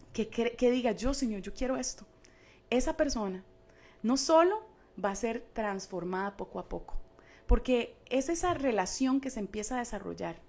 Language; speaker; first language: Spanish; native; Spanish